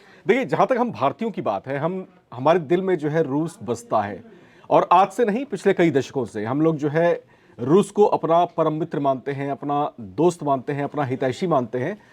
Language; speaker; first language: Hindi; native; Hindi